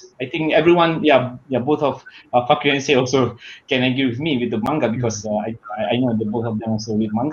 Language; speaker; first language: English; non-native, learner; Malay